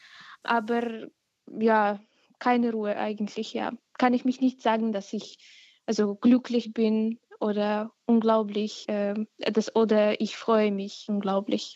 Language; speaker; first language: German; non-native, fluent; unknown